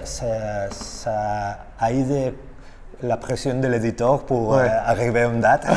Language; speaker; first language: French; non-native, learner; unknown